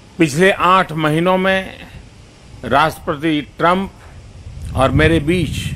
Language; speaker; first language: Hindi; non-native, local second language; Gujarati